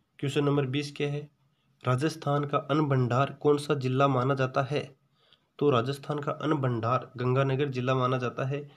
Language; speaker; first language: Hindi; native; Hindi